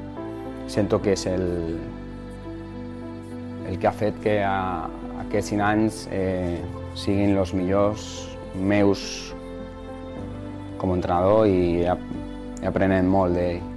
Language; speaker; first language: Catalan; non-native, learner; Spanish